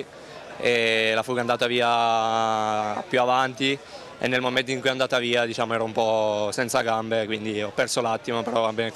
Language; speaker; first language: Italian; native; Italian